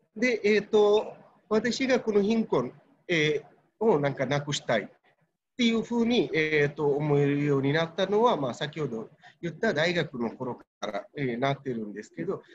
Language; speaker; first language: Japanese; non-native, fluent; Bangla